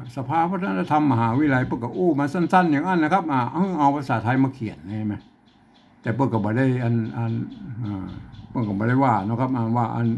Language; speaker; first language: Thai; non-native, local second language; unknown